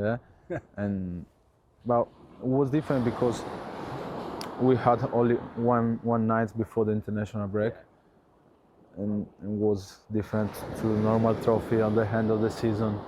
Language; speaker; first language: English; non-native, learner; Italian